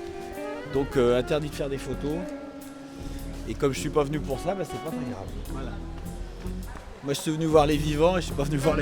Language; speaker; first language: French; native; French